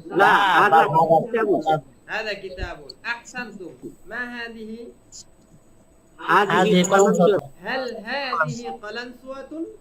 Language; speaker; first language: Arabic; non-native, local second language; Bangla